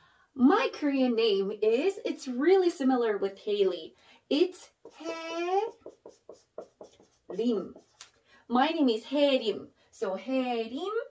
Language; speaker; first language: English; non-native, learner; Korean